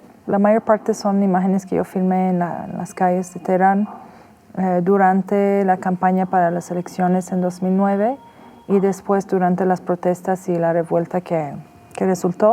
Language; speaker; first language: Spanish; non-native, fluent; Persian